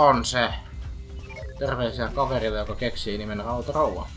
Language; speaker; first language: Finnish; native; Finnish